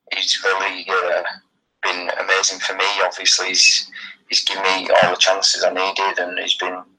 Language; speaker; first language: English; native; English